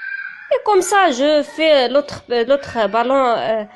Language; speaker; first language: French; non-native, learner; Tachelhit